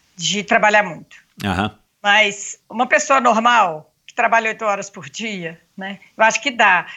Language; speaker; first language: Portuguese; native; Portuguese